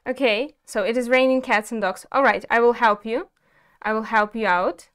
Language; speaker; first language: English; non-native, fluent; Ukrainian